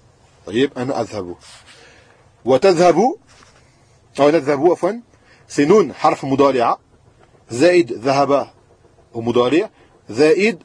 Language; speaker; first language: Arabic; non-native, fluent; French